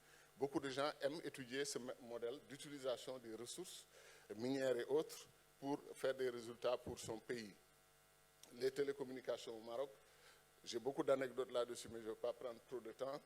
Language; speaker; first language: French; non-native, local second language; Wolof